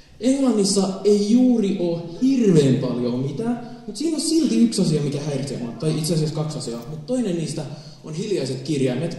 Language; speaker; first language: Finnish; native; Finnish